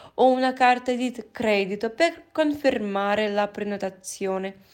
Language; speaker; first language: Italian; non-native, fluent; Russian